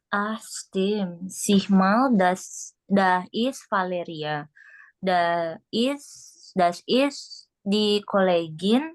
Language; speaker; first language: German; non-native, learner; Indonesian